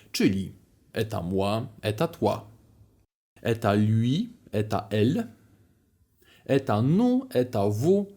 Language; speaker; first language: French; non-native, fluent; Polish